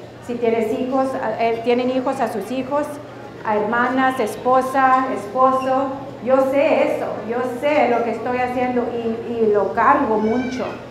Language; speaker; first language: Spanish; early bilingual, heritage; Spanish